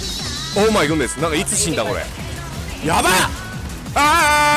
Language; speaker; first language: Japanese; native; Japanese